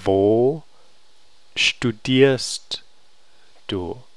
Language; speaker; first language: German; non-native, learner; English